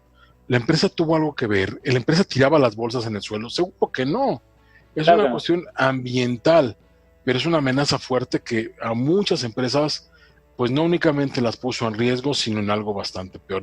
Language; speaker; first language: Spanish; native; Spanish